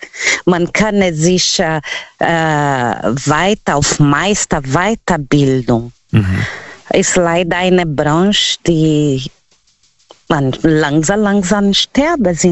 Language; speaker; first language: German; non-native, learner; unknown